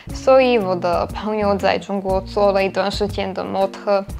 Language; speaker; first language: Chinese; non-native, fluent; Slovak